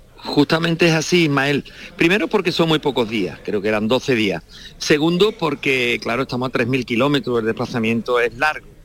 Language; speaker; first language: Spanish; native; Spanish